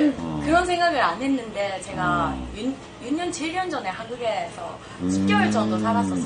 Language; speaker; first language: Korean; non-native, fluent; Japanese